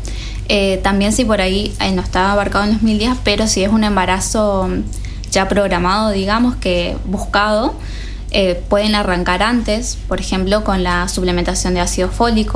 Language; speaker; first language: Spanish; native; Spanish